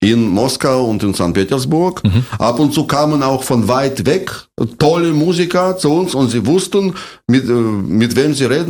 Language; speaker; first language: German; non-native, fluent; Russian